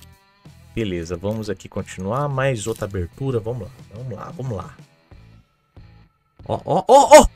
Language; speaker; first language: Portuguese; native; Portuguese